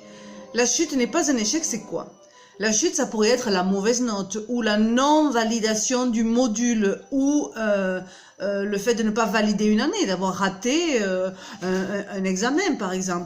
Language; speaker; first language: French; native; French